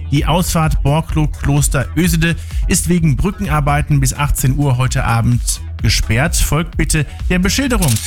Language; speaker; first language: German; native; German